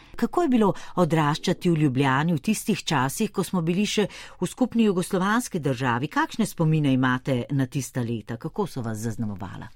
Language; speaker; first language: Slovenian; native; Slovenian